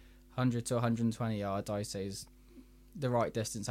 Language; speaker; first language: English; native; English